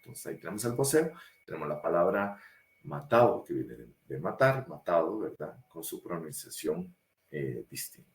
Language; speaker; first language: Spanish; native; Spanish